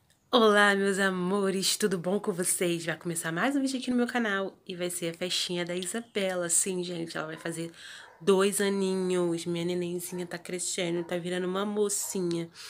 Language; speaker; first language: Portuguese; native; Portuguese